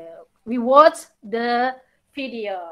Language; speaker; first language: English; non-native, learner; Indonesian